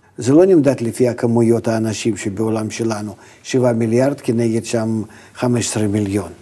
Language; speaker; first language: Hebrew; non-native, fluent; Russian